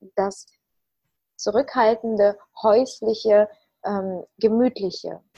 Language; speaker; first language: German; early bilingual, other home language; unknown